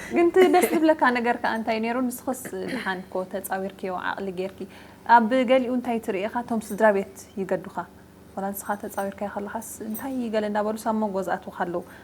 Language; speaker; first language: Tigrinya; native; Tigrinya